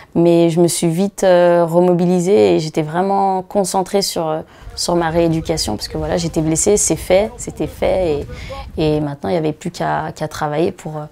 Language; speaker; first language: French; native; French